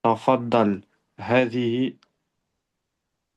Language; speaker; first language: Arabic; non-native, learner; French